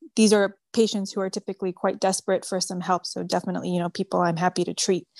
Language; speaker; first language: English; early bilingual, other home language; French